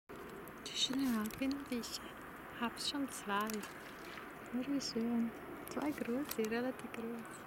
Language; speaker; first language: German; non-native, learner; Swedish